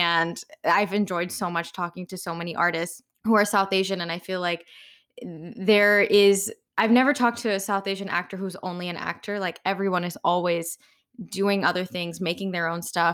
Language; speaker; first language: English; native; English